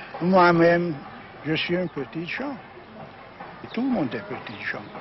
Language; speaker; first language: French; non-native, learner; Hungarian